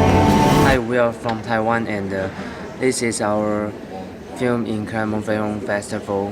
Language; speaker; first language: English; non-native, learner; Chinese